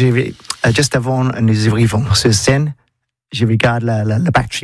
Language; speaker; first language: French; non-native, learner; English